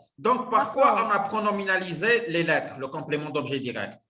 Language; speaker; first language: French; non-native, local second language; Arabic